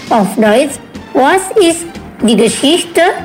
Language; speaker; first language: German; non-native, learner; Indonesian